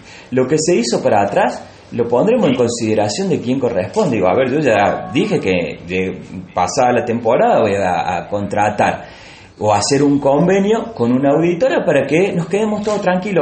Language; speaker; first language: Spanish; native; Spanish